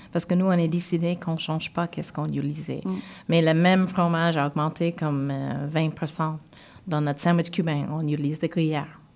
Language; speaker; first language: French; non-native, fluent; English